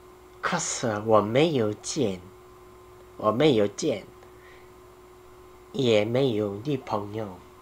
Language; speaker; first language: Chinese; non-native, learner; Korean